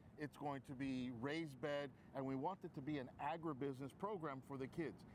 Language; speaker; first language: English; early bilingual, other home language; Spanish